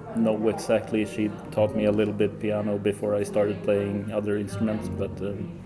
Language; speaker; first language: English; early bilingual, other home language; Swedish